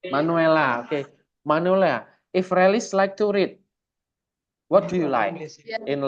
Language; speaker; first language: English; non-native, fluent; Indonesian